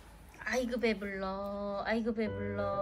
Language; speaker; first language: Korean; native; Korean